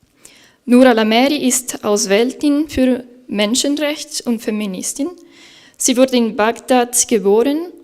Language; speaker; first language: German; non-native, fluent; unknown